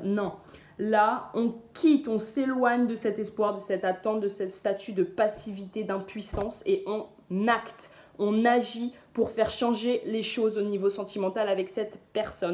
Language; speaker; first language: French; native; French